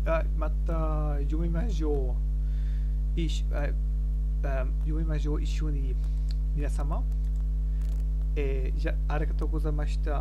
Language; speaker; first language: Japanese; non-native, learner; German